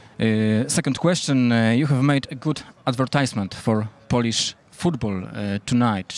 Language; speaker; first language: English; non-native, fluent; Polish